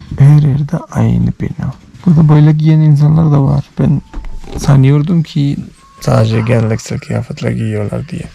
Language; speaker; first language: Turkish; non-native, fluent; Malayalam